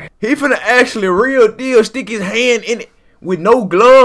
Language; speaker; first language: English; native; English